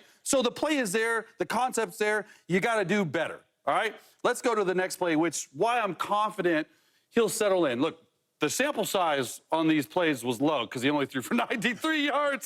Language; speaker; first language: English; native; English